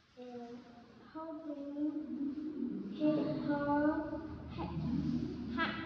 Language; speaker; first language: English; non-native, learner; Vietnamese